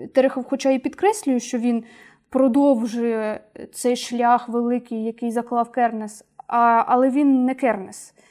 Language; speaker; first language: Ukrainian; native; Ukrainian